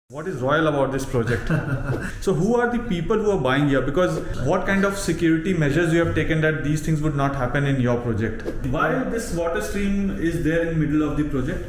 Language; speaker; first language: English; non-native, local second language; Hindi